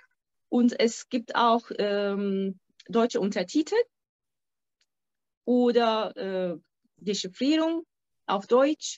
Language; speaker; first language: German; non-native, fluent; Turkish